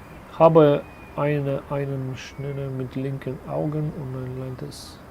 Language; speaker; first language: German; non-native, learner; Russian